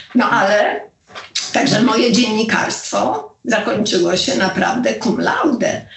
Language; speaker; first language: Polish; native; Polish